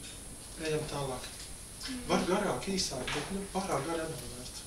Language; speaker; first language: Latvian; native; Latvian